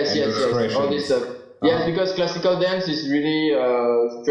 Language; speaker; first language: English; non-native, learner; French